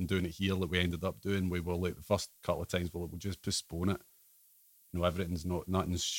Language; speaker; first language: English; native; English